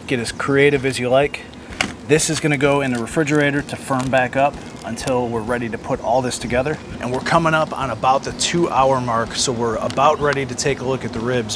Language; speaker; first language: English; native; English